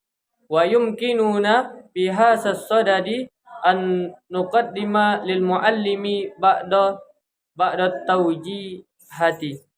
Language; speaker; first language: Arabic; non-native, learner; Indonesian